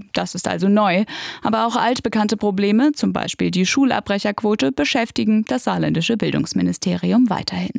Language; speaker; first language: German; native; German